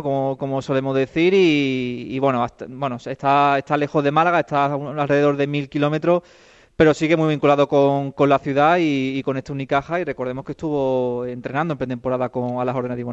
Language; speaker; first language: Spanish; native; Spanish